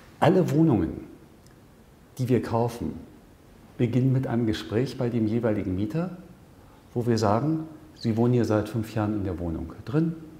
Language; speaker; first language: German; native; German